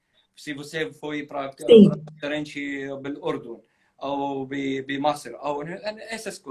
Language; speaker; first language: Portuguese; non-native, learner; Arabic